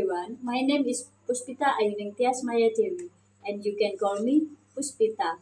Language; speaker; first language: English; non-native, learner; Indonesian